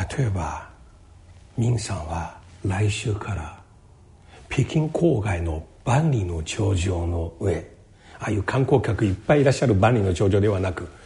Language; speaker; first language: Japanese; non-native, fluent; Chinese